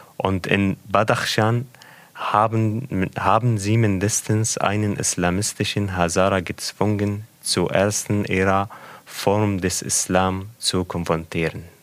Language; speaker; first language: German; non-native, fluent; Persian